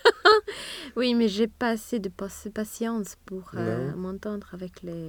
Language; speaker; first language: French; non-native, fluent; Swedish